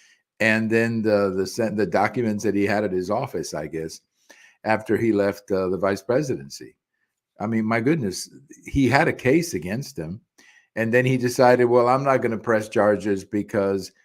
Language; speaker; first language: English; early bilingual, other home language; Spanish